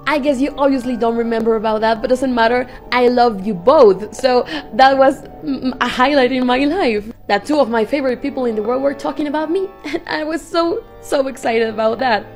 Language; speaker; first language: English; non-native, fluent; Spanish